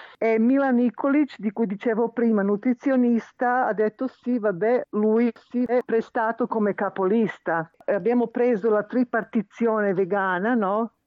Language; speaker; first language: Italian; non-native, fluent; Serbian